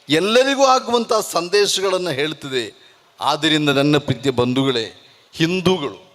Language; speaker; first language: Kannada; non-native, local second language; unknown